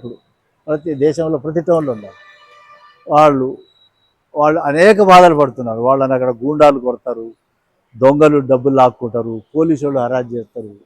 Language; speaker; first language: Telugu; non-native, local second language; Lambadi